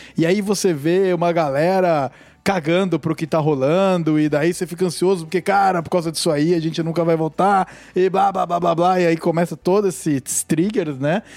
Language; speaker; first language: Portuguese; native; Portuguese